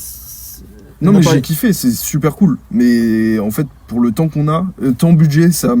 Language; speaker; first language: French; native; French